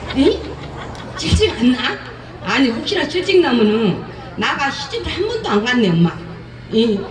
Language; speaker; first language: Korean; non-native, fluent; Thai